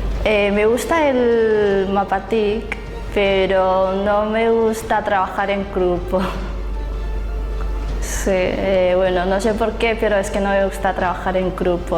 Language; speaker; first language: Spanish; non-native, learner; Chinese